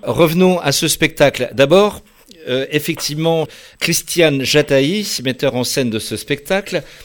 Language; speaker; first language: French; native; French